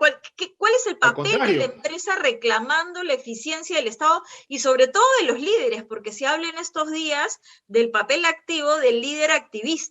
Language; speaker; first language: Spanish; native; Spanish